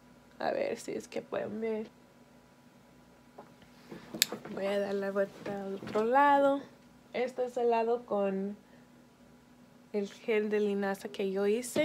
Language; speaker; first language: Spanish; early bilingual, heritage; Spanish